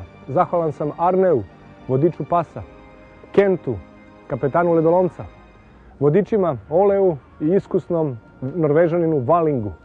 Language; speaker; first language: Serbian; native; Serbian